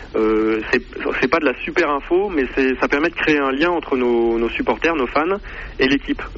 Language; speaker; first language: French; native; French